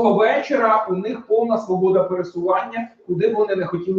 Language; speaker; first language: Ukrainian; native; Ukrainian